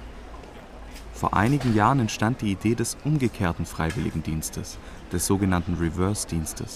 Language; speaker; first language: German; native; German